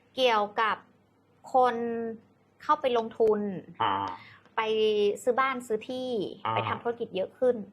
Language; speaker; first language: Thai; native; Thai